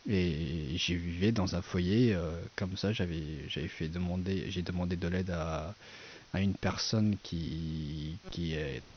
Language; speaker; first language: French; non-native, fluent; Persian